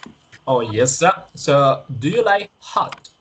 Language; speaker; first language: English; non-native, learner; Spanish